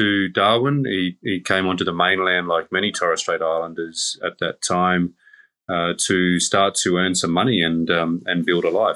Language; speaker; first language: English; native; English